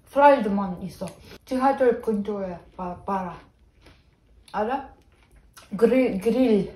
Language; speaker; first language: Korean; non-native, learner; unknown